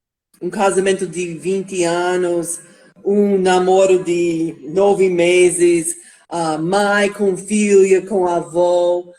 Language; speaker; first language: Portuguese; non-native, fluent; English